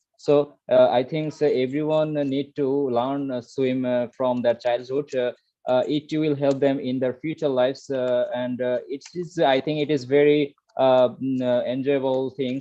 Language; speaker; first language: English; non-native, learner; Bangla